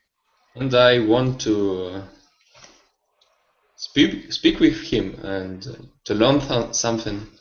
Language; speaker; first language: English; non-native, learner; Russian